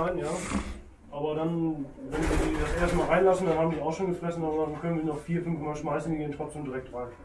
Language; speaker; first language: German; native; German